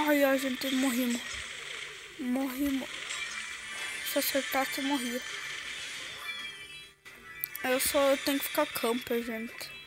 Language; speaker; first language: Portuguese; native; Portuguese